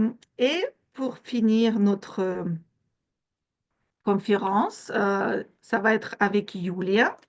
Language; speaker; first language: French; non-native, fluent; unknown